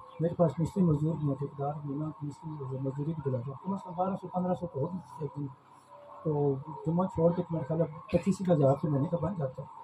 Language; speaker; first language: Urdu; non-native, local second language; Punjabi